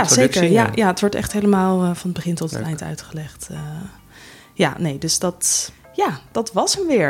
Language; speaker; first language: Dutch; native; Dutch